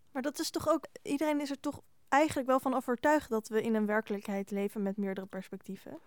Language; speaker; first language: Dutch; native; Dutch